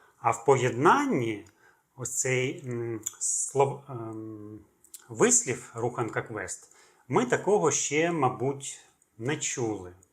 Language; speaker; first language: Ukrainian; native; Ukrainian